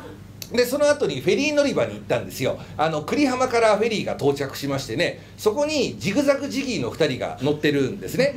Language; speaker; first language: Japanese; native; Japanese